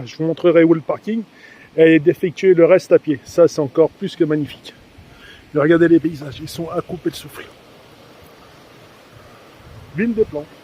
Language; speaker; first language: French; native; French